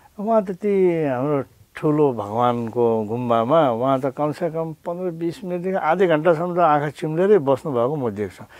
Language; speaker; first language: Nepali; non-native, local second language; Newari